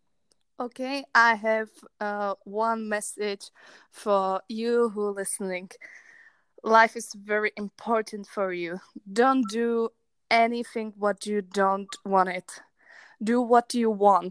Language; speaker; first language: English; non-native, learner; Czech